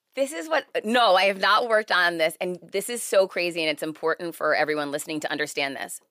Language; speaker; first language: English; native; English